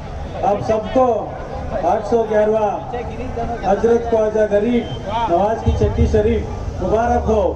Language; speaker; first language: Hindi; non-native, local second language; Kannada